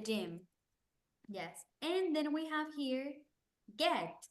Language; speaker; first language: English; non-native, fluent; Spanish